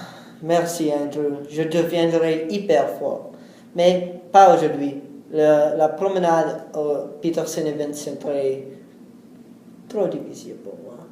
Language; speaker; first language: French; non-native, learner; English